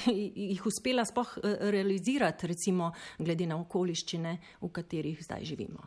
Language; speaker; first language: Slovenian; native; Slovenian